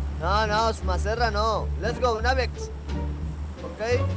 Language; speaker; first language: English; non-native, learner; Spanish